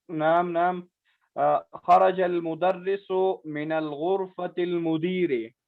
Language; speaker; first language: Arabic; non-native, learner; Pashto